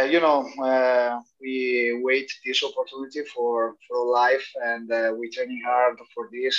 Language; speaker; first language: English; non-native, learner; Italian